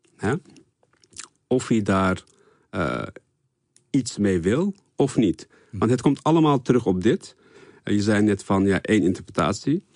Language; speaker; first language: Dutch; early bilingual, other home language; Turkish